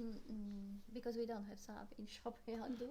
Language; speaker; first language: English; non-native, learner; Polish